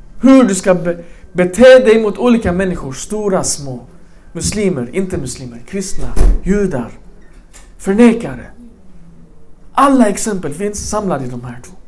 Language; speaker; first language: Swedish; early bilingual, other home language; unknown